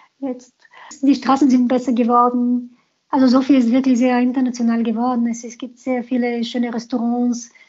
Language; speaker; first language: German; non-native, fluent; Bulgarian